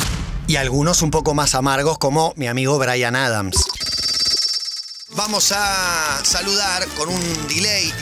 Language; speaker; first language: Spanish; native; Spanish